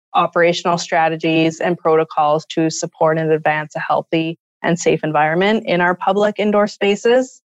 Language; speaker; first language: English; native; English